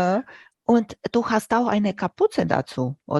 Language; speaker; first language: German; non-native, fluent; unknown